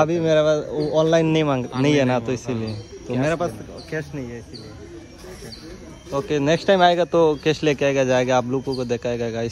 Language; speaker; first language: Hindi; non-native, local second language; Bangla